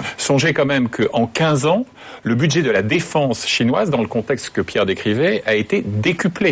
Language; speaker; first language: French; native; French